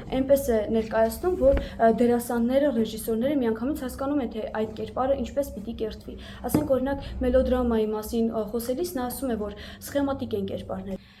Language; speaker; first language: Armenian; native; Armenian